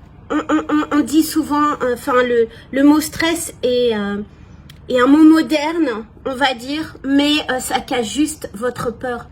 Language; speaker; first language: French; native; French